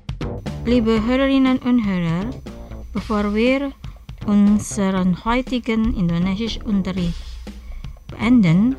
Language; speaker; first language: German; non-native, fluent; Indonesian